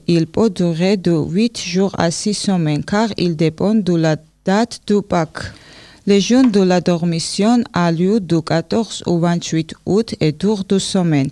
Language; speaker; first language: French; non-native, learner; Georgian